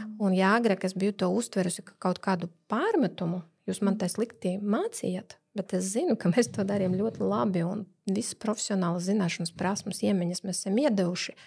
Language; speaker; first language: Latvian; non-native, local second language; Russian